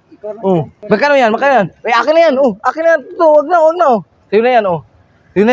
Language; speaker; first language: Filipino; non-native, local second language; Cebuano